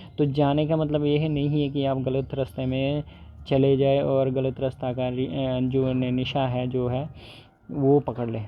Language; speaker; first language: Hindi; non-native, local second language; Bangla